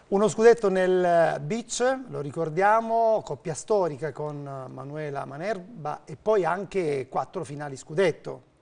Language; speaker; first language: Italian; native; Italian